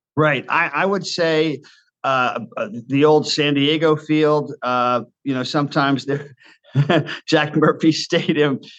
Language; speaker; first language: English; native; English